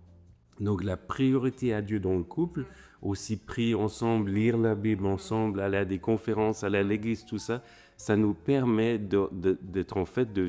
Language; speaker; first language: French; native; French